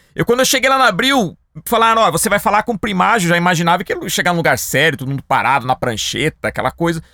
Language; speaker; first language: Portuguese; native; Portuguese